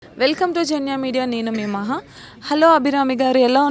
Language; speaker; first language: Telugu; native; Telugu